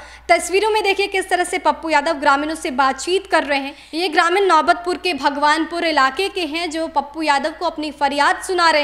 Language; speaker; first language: Hindi; native; Hindi